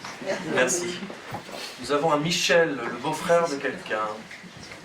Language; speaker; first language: French; native; French